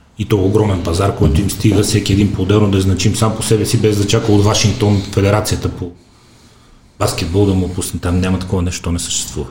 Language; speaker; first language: Bulgarian; native; Bulgarian